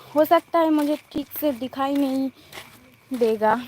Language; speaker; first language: Hindi; non-native, local second language; Bangla